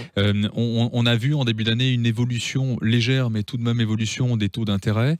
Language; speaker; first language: French; native; French